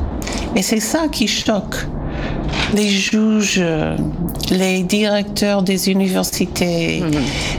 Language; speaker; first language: French; non-native, fluent; English